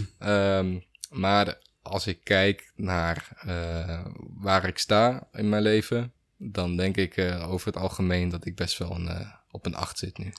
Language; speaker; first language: Dutch; native; Dutch